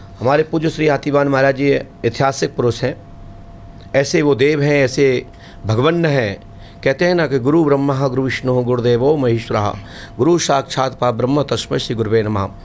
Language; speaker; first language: Hindi; native; Hindi